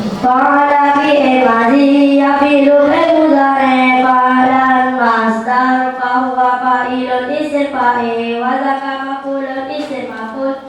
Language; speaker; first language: Arabic; non-native, learner; Achinese